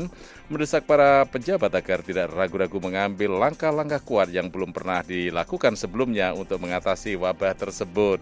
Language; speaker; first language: Indonesian; native; Indonesian